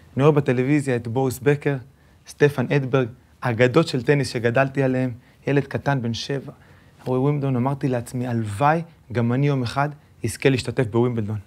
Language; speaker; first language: Hebrew; early bilingual, other home language; Spanish